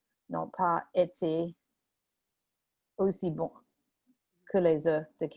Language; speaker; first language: French; non-native, fluent; English